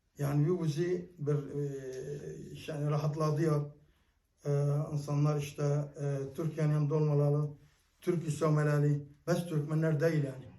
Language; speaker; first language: Turkish; early bilingual, heritage; Turkish